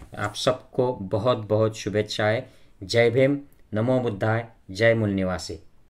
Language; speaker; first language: Hindi; non-native, local second language; Marathi